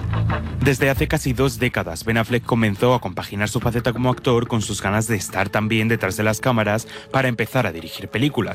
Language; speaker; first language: Spanish; native; Spanish